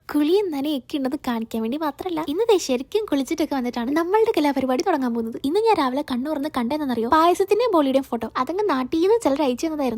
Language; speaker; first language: Malayalam; native; Malayalam